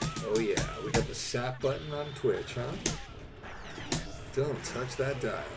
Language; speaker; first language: English; native; English